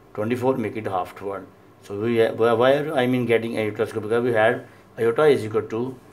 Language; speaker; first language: English; non-native, local second language; Urdu